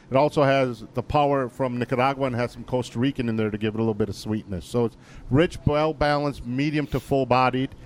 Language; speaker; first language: English; native; English